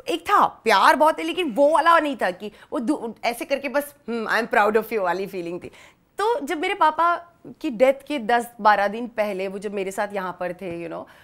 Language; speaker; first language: Hindi; native; Hindi